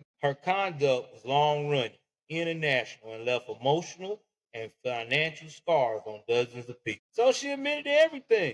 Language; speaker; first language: English; native; English